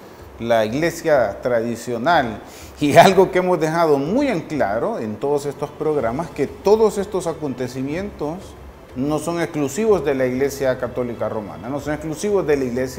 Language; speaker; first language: Spanish; native; Spanish